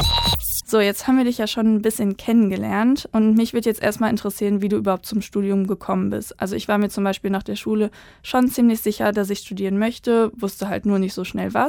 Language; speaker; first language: German; native; German